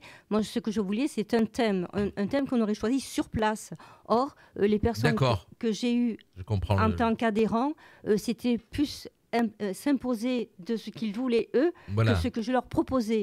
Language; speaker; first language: French; native; French